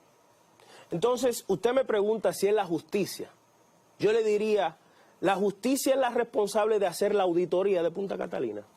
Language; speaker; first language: Spanish; native; Spanish